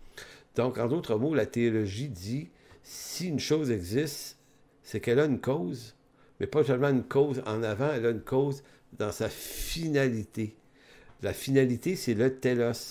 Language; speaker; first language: French; native; French